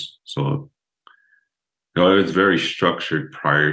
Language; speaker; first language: English; early bilingual, other home language; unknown